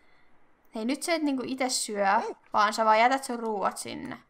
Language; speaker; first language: Finnish; native; Finnish